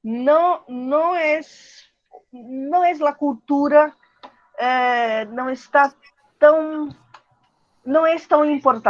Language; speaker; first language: Spanish; non-native, learner; Portuguese